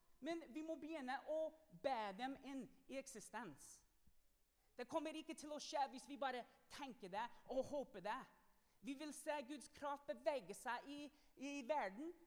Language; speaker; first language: Norwegian; non-native, fluent; English